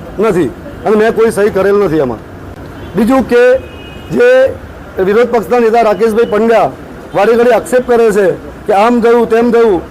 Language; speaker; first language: Gujarati; native; Gujarati